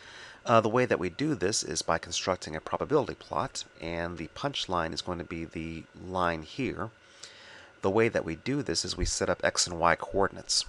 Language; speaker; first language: English; native; English